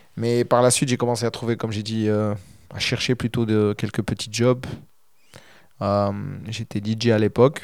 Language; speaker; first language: French; non-native, local second language; Arabic